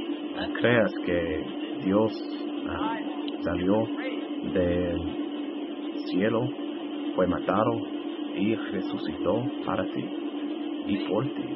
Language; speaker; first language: Spanish; non-native, fluent; English